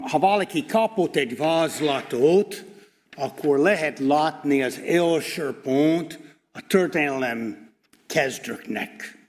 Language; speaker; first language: Hungarian; non-native, fluent; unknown